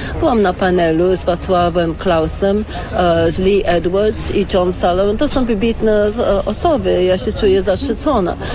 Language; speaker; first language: Polish; early bilingual, heritage; Polish